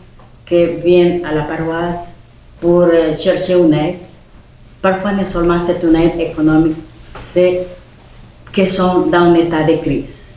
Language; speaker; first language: French; non-native, fluent; Spanish